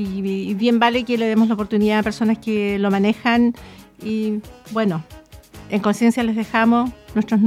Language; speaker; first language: Spanish; native; Spanish